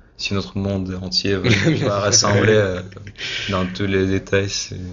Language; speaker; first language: French; non-native, fluent; Russian